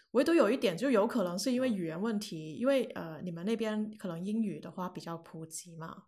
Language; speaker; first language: Chinese; non-native, local second language; Cantonese